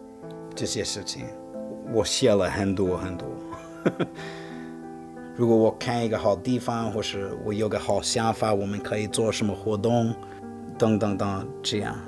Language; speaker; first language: Chinese; non-native, fluent; English